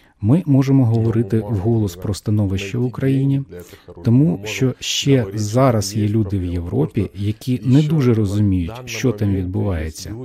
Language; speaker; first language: Ukrainian; non-native, fluent; Lithuanian